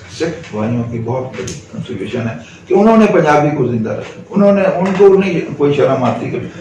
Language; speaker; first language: Urdu; non-native, local second language; Punjabi